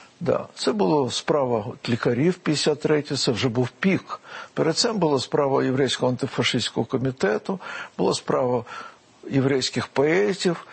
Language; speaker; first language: Ukrainian; non-native, local second language; Russian